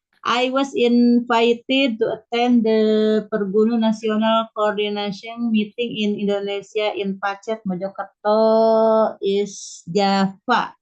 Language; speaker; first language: English; non-native, learner; Indonesian